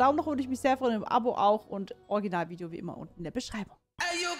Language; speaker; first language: German; native; German